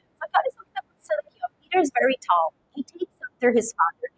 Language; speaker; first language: English; non-native, fluent; Portuguese